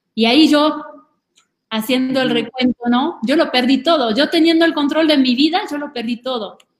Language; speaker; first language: Spanish; non-native, fluent; French